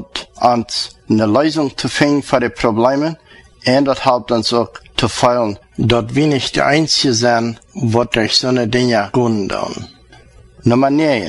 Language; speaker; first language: German; non-native, learner; Plautdietsch